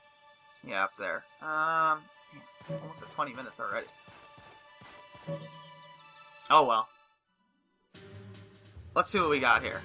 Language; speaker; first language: English; native; English